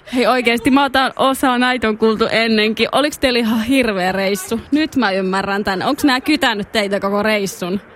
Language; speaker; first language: Finnish; native; Finnish